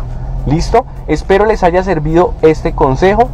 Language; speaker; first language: Spanish; native; Spanish